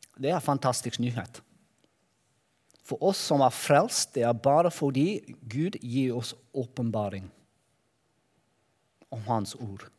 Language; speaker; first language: Norwegian; non-native, learner; Welsh